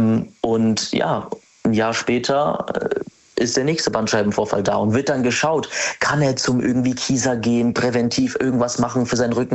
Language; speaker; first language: German; native; German